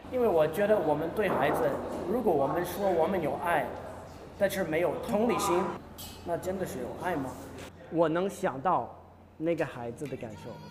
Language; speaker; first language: Chinese; non-native, fluent; English